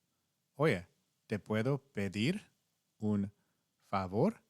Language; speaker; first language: Spanish; non-native, learner; English